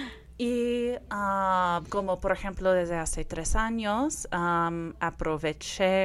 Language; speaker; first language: Spanish; non-native, fluent; English